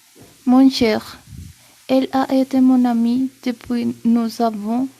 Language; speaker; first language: French; non-native, learner; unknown